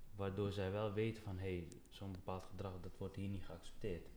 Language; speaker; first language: Dutch; early bilingual, other home language; Papiamento